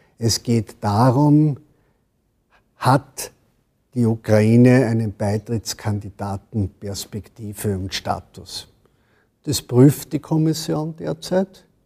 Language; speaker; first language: German; native; German